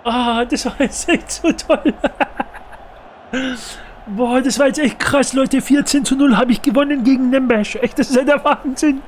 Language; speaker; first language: German; native; German